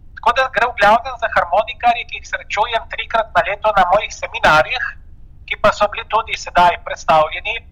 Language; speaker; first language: Slovenian; native; Slovenian